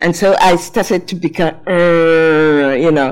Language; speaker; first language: English; non-native, local second language; Ganda